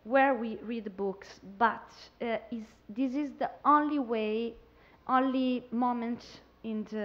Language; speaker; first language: English; non-native, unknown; Italian